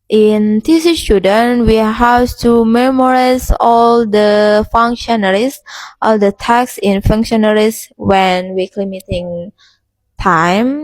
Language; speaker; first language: English; non-native, learner; Indonesian